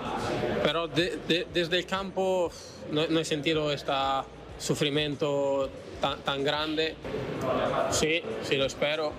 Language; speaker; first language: Spanish; non-native, fluent; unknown